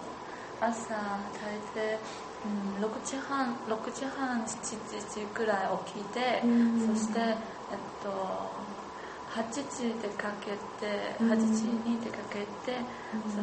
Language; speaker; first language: Japanese; non-native, learner; Chinese